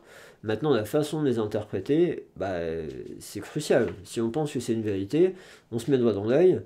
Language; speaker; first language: French; native; French